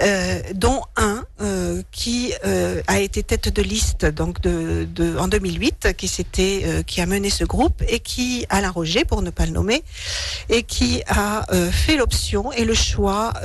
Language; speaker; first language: French; native; French